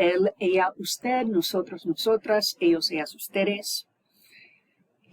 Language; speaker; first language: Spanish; non-native, fluent; English